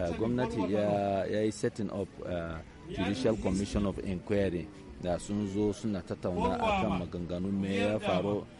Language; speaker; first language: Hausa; non-native, local second language; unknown